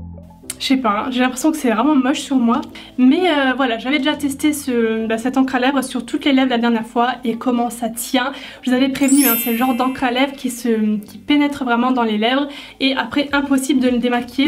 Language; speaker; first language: French; native; French